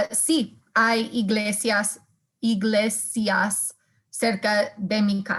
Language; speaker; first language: Spanish; non-native, learner; English